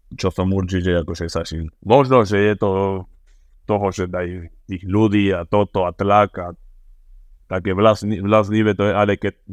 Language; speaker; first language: Slovak; non-native, learner; Spanish